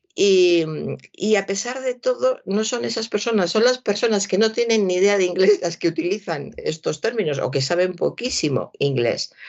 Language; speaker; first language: Spanish; native; Spanish